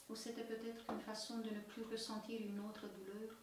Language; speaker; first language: French; native; French